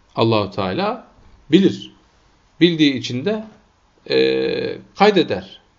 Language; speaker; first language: Turkish; non-native, fluent; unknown